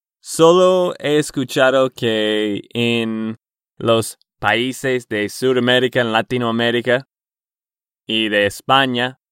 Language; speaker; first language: Spanish; non-native, learner; English